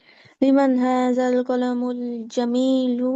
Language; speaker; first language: Arabic; non-native, learner; Bangla